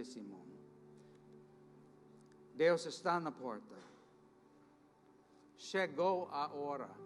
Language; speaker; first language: Portuguese; non-native, fluent; English